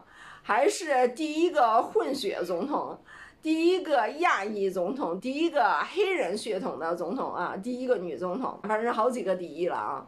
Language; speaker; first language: Chinese; native; Chinese